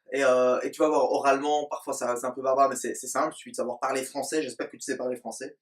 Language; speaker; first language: French; native; French